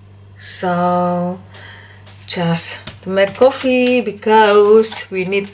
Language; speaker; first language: English; non-native, learner; Indonesian